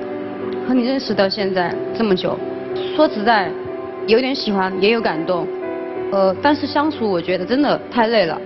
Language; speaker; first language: Chinese; native; Chinese